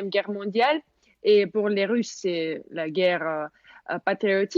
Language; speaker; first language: French; non-native, fluent; Russian